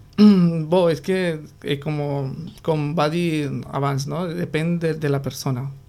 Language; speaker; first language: Catalan; non-native, learner; Spanish